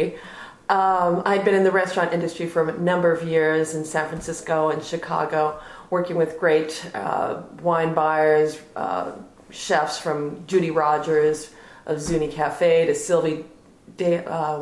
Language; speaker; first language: English; native; English